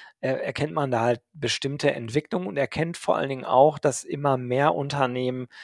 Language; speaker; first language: German; native; German